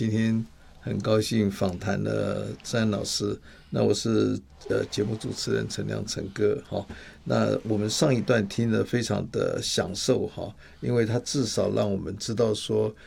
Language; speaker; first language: Chinese; native; Chinese